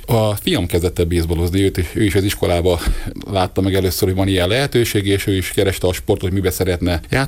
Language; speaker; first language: Hungarian; native; Hungarian